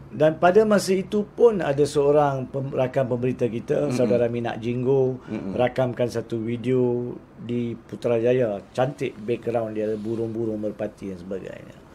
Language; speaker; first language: Malay; native; Malay